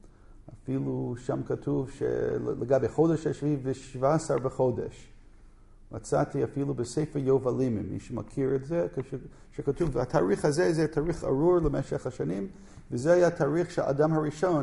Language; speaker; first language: Hebrew; non-native, fluent; English